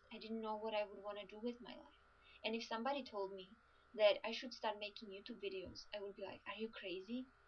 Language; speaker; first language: English; non-native, fluent; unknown